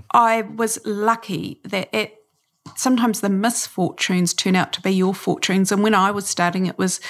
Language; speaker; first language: English; native; English